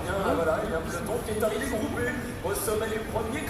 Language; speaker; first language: French; native; French